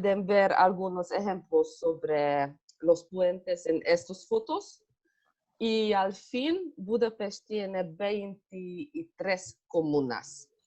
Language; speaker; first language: Spanish; non-native, learner; Hungarian